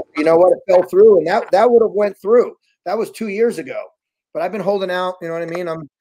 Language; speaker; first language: English; native; English